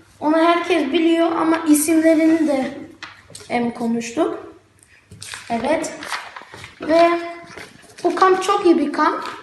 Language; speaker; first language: Turkish; early bilingual, heritage; Turkish